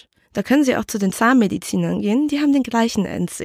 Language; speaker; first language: German; early bilingual, other home language; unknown